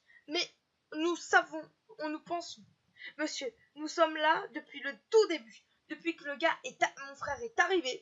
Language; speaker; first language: French; native; French